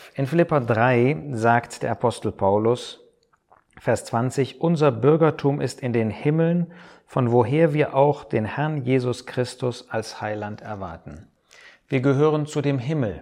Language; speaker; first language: German; native; German